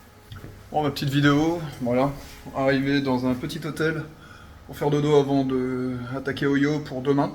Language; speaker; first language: French; native; French